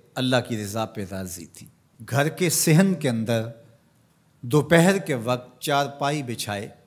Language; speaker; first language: Urdu; non-native, local second language; Punjabi